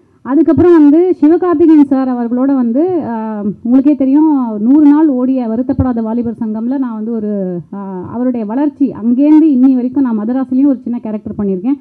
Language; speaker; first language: Tamil; native; Tamil